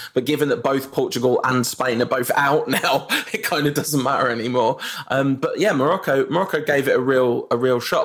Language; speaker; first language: English; native; English